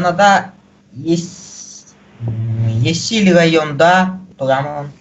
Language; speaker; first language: Kazakh; non-native, local second language; Russian